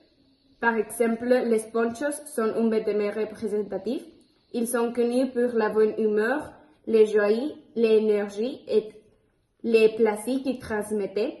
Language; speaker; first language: French; non-native, learner; Spanish